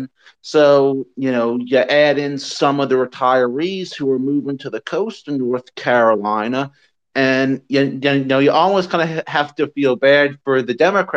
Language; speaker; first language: English; native; English